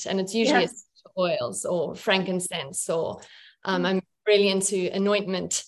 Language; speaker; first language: English; native; English